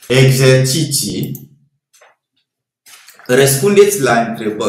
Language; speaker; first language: Romanian; non-native, fluent; French